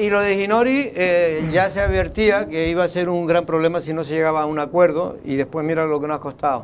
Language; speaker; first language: Spanish; native; Spanish